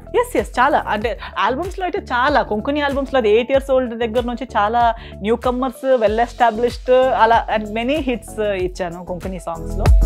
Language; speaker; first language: Telugu; non-native, fluent; Konkani